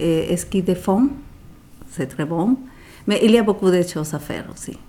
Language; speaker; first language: French; non-native, fluent; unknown